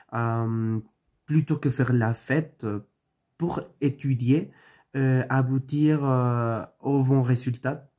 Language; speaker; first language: French; non-native, learner; Spanish